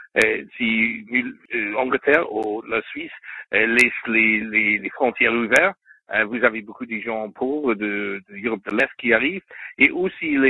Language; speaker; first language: French; non-native, learner; English